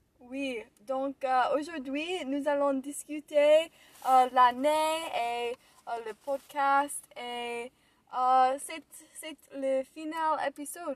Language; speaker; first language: French; non-native, learner; English